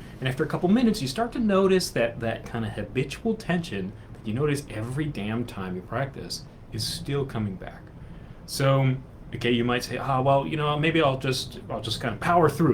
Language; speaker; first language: English; native; English